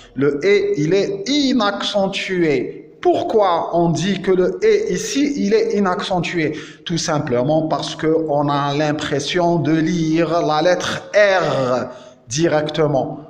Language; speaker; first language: French; non-native, local second language; Arabic